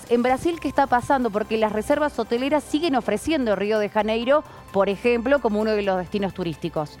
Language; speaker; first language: Spanish; native; Spanish